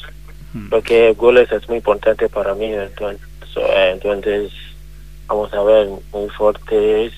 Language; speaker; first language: Spanish; non-native, learner; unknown